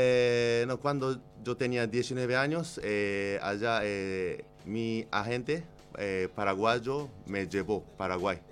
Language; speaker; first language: Spanish; non-native, learner; Japanese